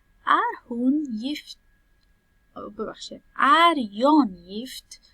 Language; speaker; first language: Swedish; non-native, fluent; Persian